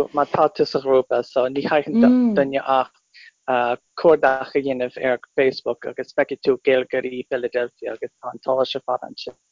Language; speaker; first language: Irish; non-native, learner; English